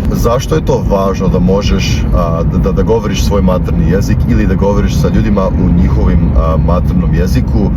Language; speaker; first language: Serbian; early bilingual, heritage; Serbian